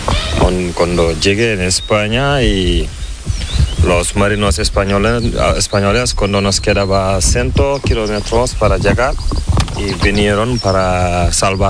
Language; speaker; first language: Spanish; non-native, learner; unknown